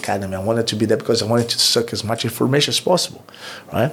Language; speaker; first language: English; non-native, fluent; Portuguese